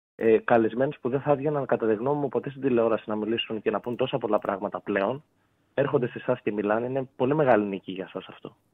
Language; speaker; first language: Greek; native; Greek